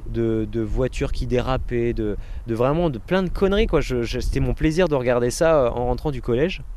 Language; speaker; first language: French; native; French